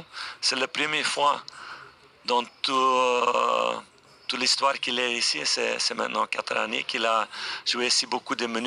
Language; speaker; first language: French; non-native, fluent; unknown